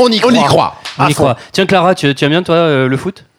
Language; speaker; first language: French; native; French